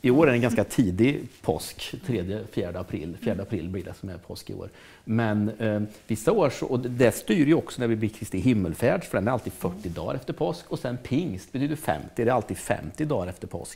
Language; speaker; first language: Swedish; native; Swedish